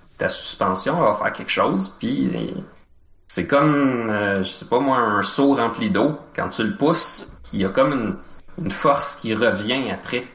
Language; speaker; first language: French; native; French